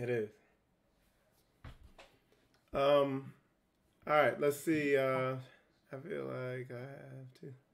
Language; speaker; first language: English; native; English